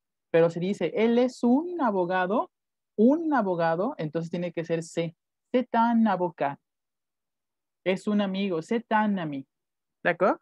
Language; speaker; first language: Spanish; native; Spanish